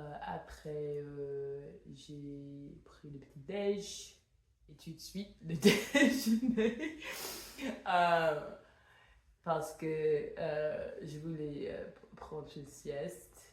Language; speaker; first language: French; non-native, fluent; English